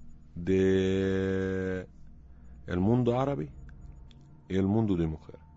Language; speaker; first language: Spanish; non-native, learner; Arabic